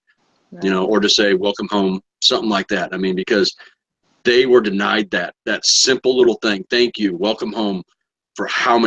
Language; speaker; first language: English; native; English